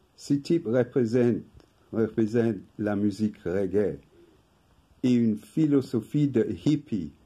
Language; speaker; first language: French; non-native, fluent; English